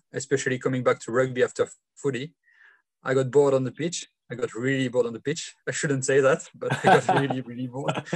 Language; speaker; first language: English; non-native, fluent; French